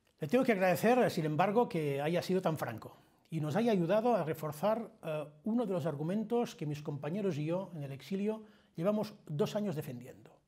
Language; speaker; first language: Spanish; non-native, local second language; Catalan